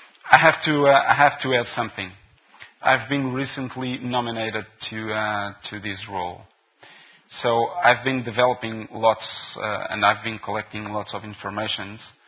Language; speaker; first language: English; non-native, fluent; Portuguese